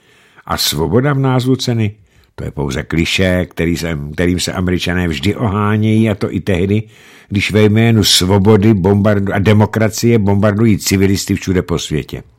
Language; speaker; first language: Czech; native; Czech